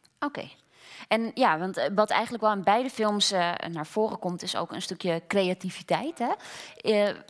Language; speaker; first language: Dutch; native; Dutch